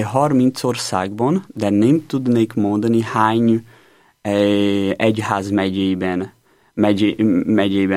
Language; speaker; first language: Hungarian; non-native, learner; Portuguese